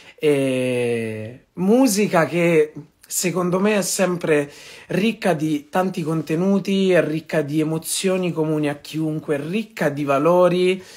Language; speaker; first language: Italian; native; Italian